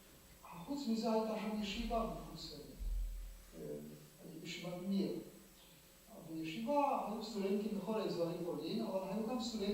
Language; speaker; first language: Hebrew; non-native, fluent; Polish